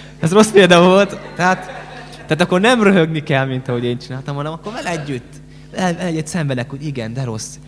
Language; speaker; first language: Hungarian; native; Hungarian